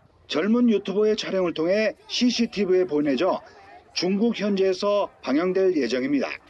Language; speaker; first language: Korean; native; Korean